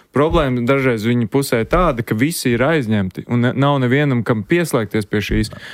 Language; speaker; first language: Latvian; native; Latvian